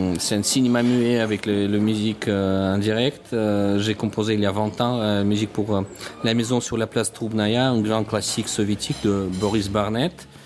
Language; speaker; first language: French; non-native, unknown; Russian